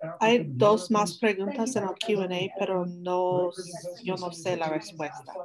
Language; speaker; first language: Spanish; non-native, learner; English